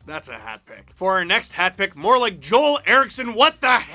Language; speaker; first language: English; native; English